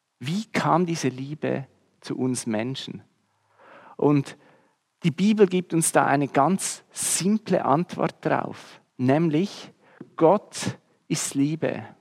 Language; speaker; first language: German; native; German